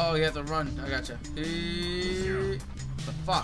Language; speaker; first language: English; native; English